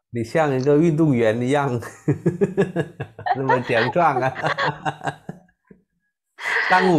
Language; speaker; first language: Chinese; non-native, learner; Vietnamese